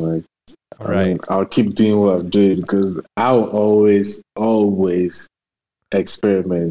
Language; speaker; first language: English; non-native, local second language; Akan